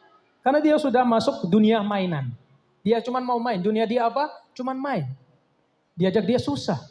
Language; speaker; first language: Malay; non-native, fluent; Arabic